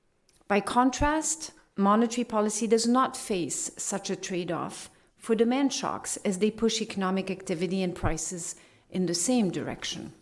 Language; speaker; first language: English; non-native, fluent; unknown